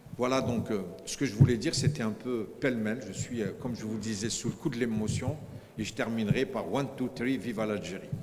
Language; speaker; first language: French; non-native, local second language; Arabic